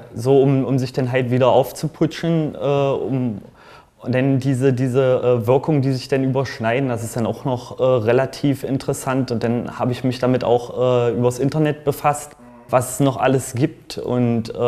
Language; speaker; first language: German; native; German